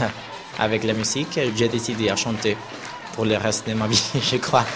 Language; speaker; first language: French; non-native, learner; Spanish